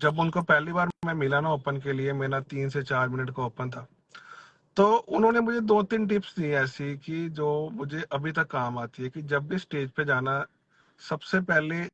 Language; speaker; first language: Hindi; non-native, local second language; Punjabi